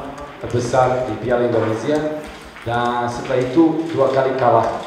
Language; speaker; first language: Indonesian; non-native, learner; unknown